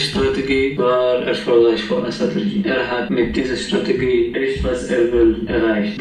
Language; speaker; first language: German; non-native, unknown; Arabic